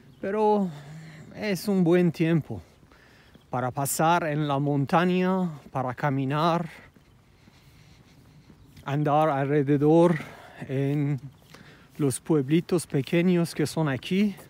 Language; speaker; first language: Spanish; non-native, fluent; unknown